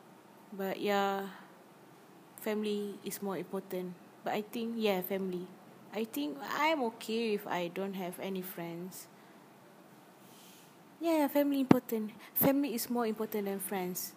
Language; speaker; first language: English; non-native, learner; Malay